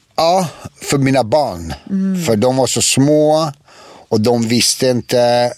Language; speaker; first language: Swedish; early bilingual, other home language; Serbian